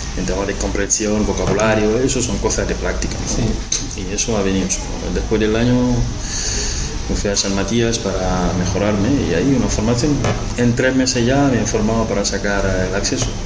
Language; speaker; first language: Spanish; non-native, fluent; Wolof